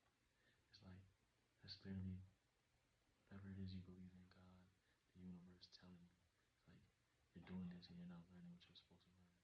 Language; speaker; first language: English; native; English